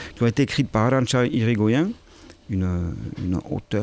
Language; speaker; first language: French; native; French